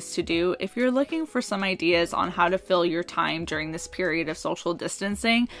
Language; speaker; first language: English; native; English